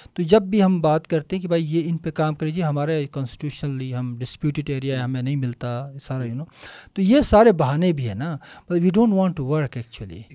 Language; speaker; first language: Urdu; non-native, local second language; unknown